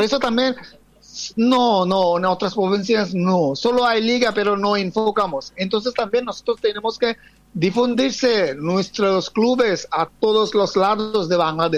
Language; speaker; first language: Spanish; non-native, fluent; Bangla